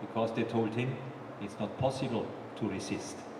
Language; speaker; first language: English; non-native, fluent; German